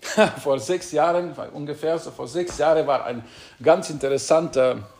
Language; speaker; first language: German; non-native, fluent; Romanian